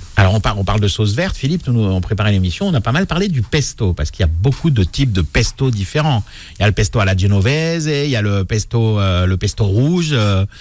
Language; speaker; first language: French; native; French